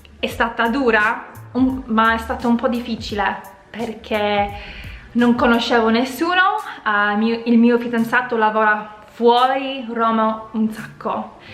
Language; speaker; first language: Italian; non-native, fluent; English